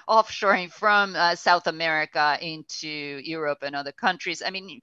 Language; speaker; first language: English; non-native, fluent; Portuguese